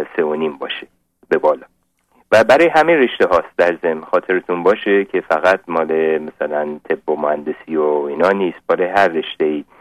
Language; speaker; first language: Persian; native; Persian